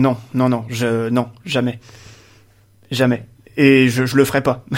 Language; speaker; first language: French; native; French